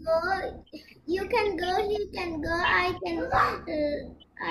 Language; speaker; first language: English; non-native, learner; Bangla